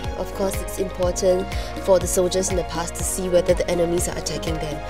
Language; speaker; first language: English; non-native, local second language; Chinese